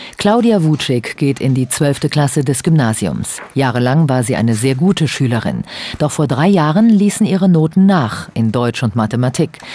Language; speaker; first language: German; native; German